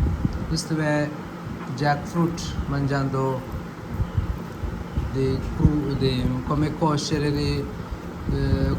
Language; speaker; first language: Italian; non-native, learner; Malayalam